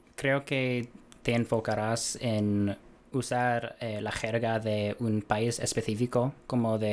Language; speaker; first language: Spanish; non-native, fluent; English